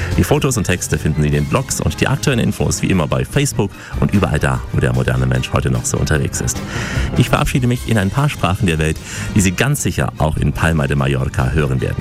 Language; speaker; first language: German; native; German